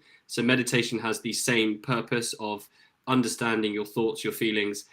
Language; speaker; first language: English; native; English